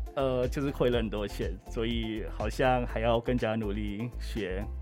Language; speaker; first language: Chinese; non-native, fluent; Thai